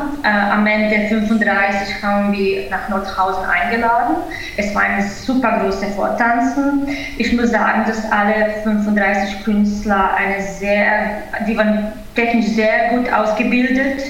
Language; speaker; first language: German; non-native, fluent; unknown